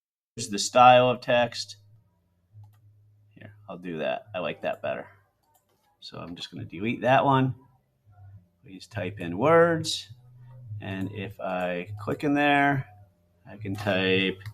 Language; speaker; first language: English; native; English